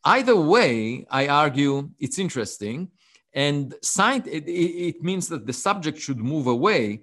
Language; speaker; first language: English; non-native, fluent; Hebrew